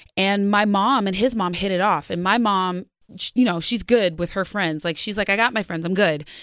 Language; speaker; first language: English; native; English